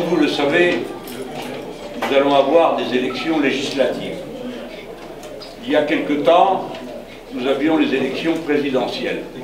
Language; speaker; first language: French; native; French